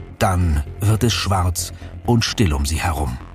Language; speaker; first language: German; native; German